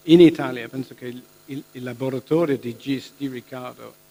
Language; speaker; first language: Italian; non-native, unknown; English